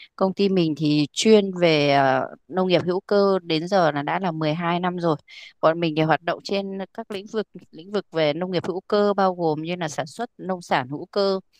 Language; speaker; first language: Vietnamese; native; Vietnamese